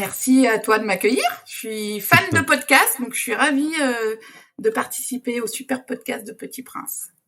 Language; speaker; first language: French; native; French